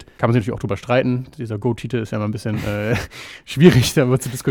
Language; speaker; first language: German; native; German